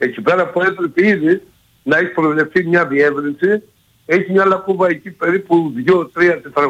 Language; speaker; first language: Greek; native; Greek